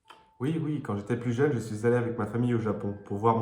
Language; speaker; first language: French; native; French